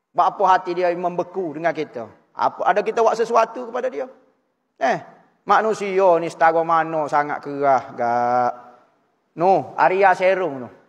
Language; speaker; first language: Malay; native; Malay